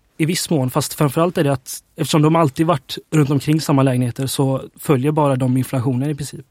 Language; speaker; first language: Swedish; early bilingual, other home language; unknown